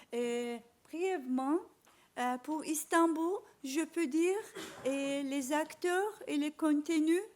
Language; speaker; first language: French; non-native, learner; Turkish